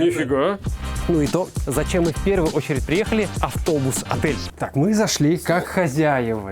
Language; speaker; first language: Russian; native; Russian